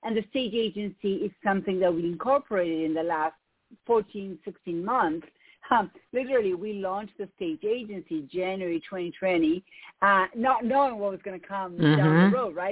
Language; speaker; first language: English; non-native, fluent; Spanish